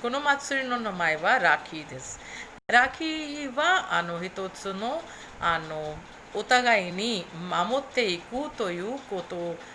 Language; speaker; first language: Japanese; non-native, fluent; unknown